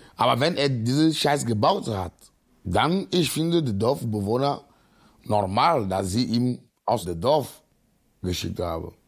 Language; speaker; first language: German; non-native, learner; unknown